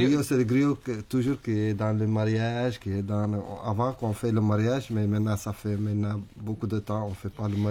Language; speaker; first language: French; non-native, learner; Arabic